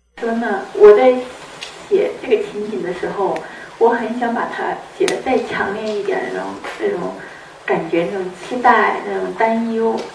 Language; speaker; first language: Chinese; native; Chinese